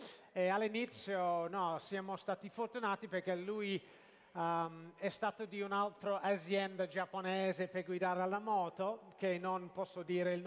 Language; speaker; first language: Italian; non-native, fluent; Japanese